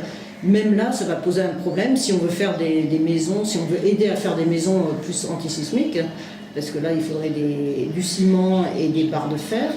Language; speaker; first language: French; native; French